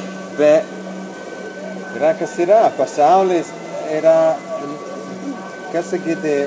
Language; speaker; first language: Lithuanian; non-native, learner; Italian